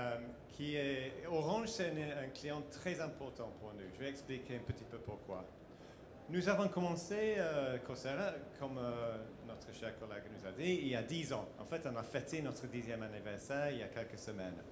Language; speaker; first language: French; non-native, fluent; English